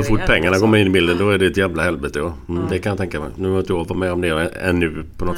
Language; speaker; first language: Swedish; native; Swedish